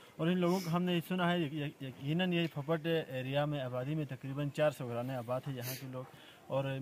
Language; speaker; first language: Urdu; non-native, local second language; Shina